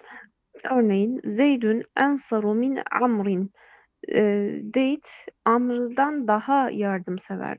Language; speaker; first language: Turkish; native; Turkish